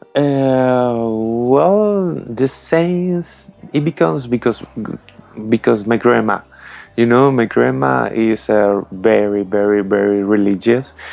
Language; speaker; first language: English; non-native, learner; Spanish